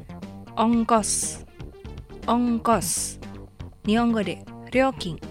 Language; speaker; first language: Japanese; non-native, fluent; Indonesian